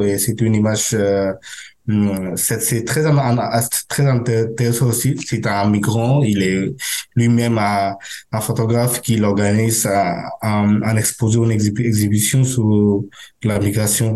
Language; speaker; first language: French; non-native, learner; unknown